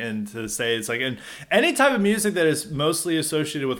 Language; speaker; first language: English; native; English